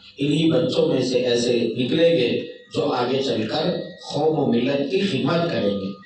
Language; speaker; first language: Urdu; native; Urdu